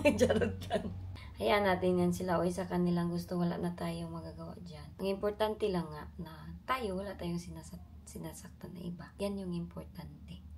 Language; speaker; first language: Filipino; non-native, local second language; Cebuano